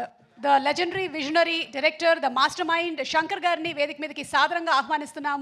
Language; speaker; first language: Telugu; native; Telugu